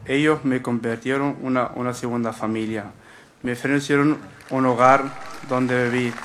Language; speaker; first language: Spanish; non-native, fluent; Arabic